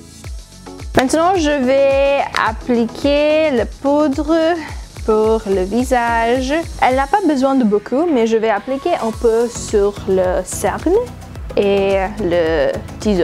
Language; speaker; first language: French; non-native, learner; English